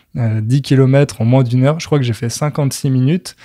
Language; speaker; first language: French; native; French